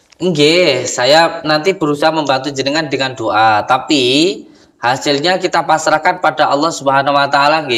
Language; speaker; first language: Indonesian; non-native, local second language; Javanese